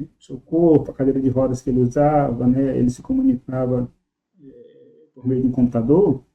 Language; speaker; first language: Portuguese; native; Portuguese